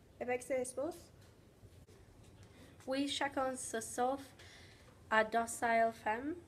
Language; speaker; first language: French; non-native, learner; English